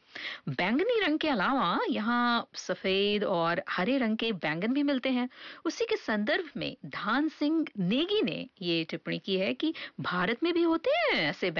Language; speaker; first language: Hindi; native; Hindi